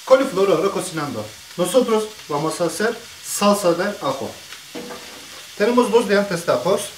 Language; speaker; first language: Spanish; non-native, learner; Turkish